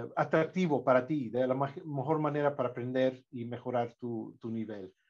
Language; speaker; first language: Spanish; non-native, fluent; English